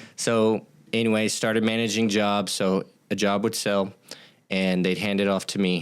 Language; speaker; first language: English; native; English